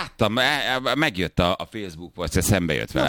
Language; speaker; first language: Hungarian; native; Hungarian